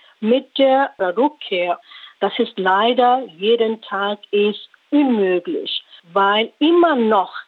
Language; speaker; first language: German; non-native, learner; Rohingya